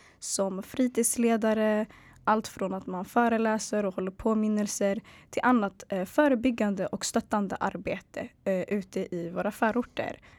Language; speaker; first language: Swedish; early bilingual, other home language; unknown